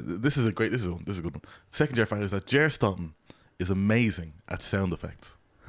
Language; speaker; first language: English; native; English